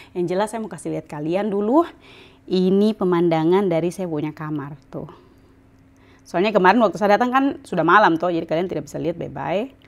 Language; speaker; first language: Indonesian; native; Indonesian